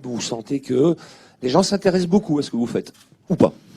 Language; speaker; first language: French; native; French